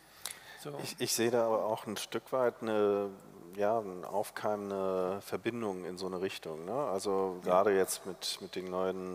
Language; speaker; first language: German; native; German